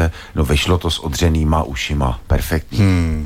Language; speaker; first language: Czech; native; Czech